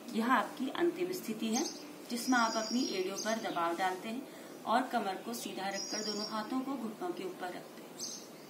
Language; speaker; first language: Hindi; native; Hindi